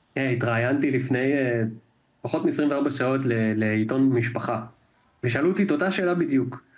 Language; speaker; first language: Hebrew; native; Hebrew